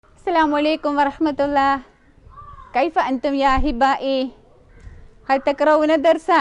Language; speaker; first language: Arabic; non-native, fluent; Malayalam